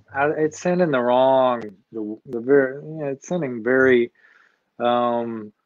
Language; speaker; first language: English; native; English